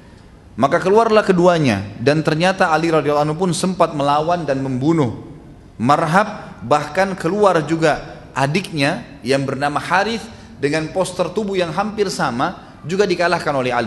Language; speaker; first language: Indonesian; native; Indonesian